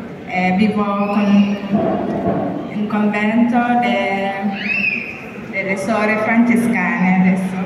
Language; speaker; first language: Italian; non-native, learner; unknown